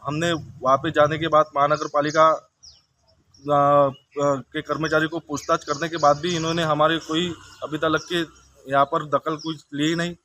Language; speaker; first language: Hindi; non-native, local second language; Marathi